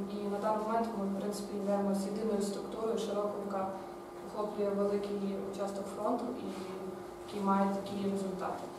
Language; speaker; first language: Ukrainian; native; Ukrainian